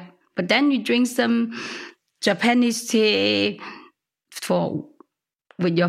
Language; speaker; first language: English; non-native, local second language; Cantonese